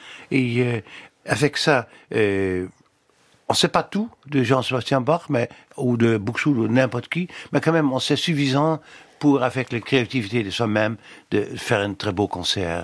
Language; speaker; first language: French; non-native, fluent; Dutch